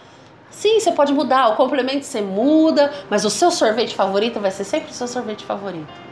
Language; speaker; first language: Portuguese; native; Portuguese